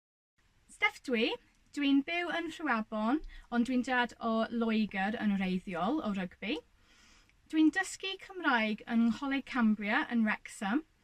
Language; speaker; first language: Welsh; non-native, learner; English